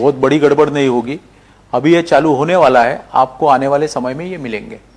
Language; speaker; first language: Hindi; non-native, local second language; Marathi